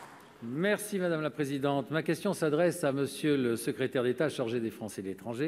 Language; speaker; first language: French; native; French